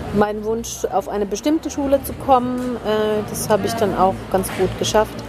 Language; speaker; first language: German; early bilingual, heritage; German